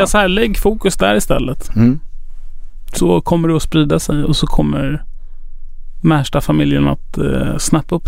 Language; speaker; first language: Swedish; native; Swedish